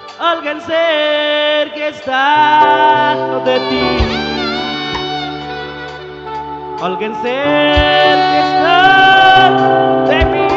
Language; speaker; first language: Spanish; non-native, local second language; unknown